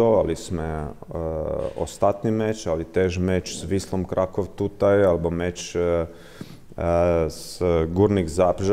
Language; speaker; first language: Polish; non-native, learner; Croatian